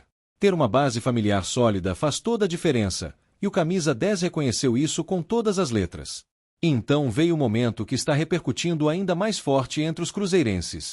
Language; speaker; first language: Portuguese; native; Portuguese